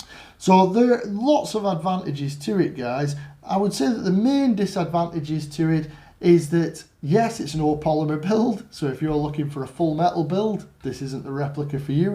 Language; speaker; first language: English; native; English